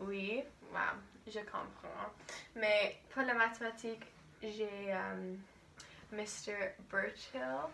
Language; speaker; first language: French; non-native, learner; English